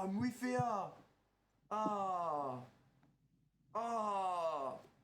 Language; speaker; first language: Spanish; non-native, learner; French